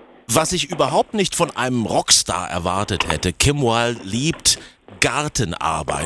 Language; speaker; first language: German; native; German